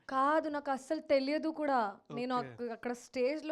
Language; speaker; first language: Telugu; non-native, local second language; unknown